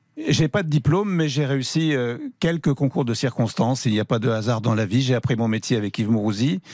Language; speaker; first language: French; native; French